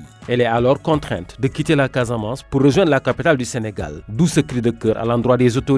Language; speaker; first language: French; native; French